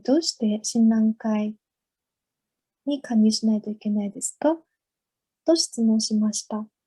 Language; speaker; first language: Japanese; non-native, learner; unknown